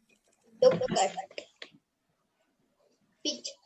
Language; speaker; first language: English; non-native, learner; Sinhala